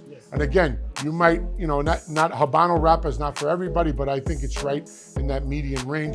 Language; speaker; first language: English; native; English